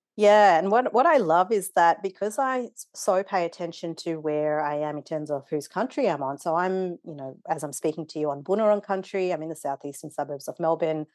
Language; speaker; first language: English; native; English